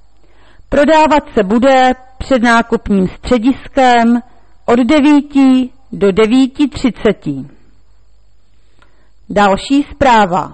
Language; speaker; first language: Czech; native; Czech